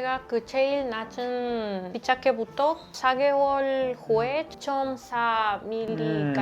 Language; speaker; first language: Korean; non-native, learner; Spanish